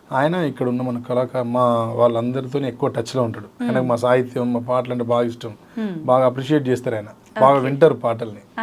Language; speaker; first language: Telugu; native; Telugu